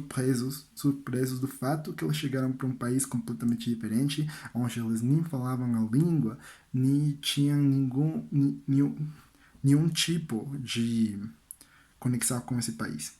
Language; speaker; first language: Portuguese; non-native, learner; Spanish